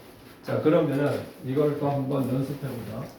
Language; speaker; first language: Korean; native; Korean